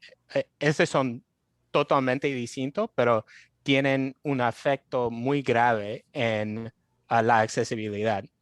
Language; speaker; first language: Spanish; non-native, fluent; English